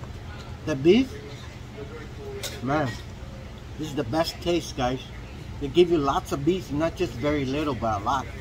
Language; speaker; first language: English; non-native, fluent; Vietnamese